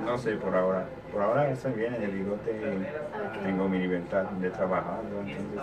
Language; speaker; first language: Spanish; non-native, learner; French